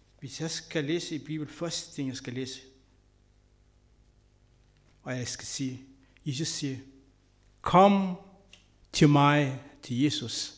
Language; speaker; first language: Danish; non-native, fluent; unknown